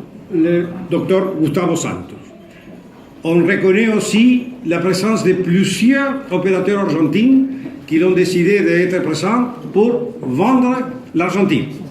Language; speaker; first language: French; non-native, fluent; Spanish